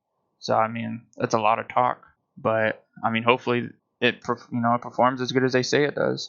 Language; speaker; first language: English; native; English